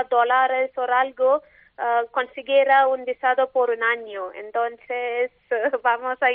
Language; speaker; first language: Spanish; non-native, learner; Malayalam